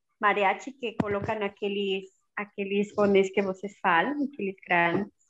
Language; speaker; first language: Portuguese; non-native, learner; Spanish